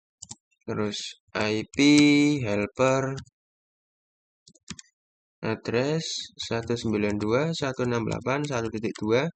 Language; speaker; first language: Indonesian; native; Indonesian